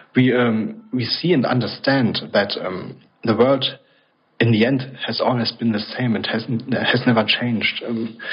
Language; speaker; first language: English; non-native, fluent; German